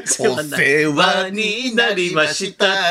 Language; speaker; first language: Japanese; native; Japanese